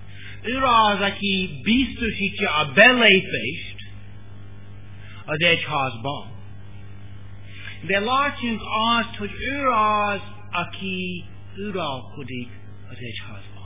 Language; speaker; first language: Hungarian; non-native, learner; English